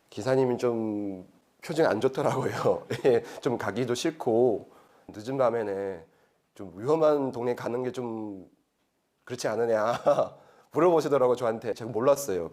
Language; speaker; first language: Korean; early bilingual, heritage; Korean